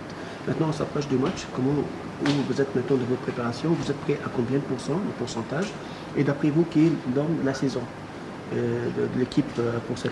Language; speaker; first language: French; non-native, fluent; Arabic